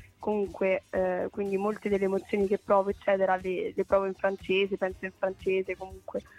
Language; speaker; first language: Italian; native; Italian